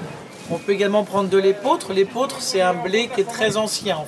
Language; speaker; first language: French; native; French